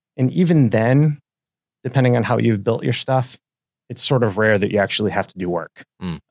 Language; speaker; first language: English; native; English